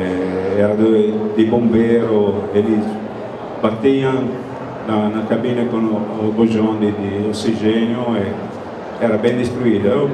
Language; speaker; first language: Portuguese; non-native, fluent; Italian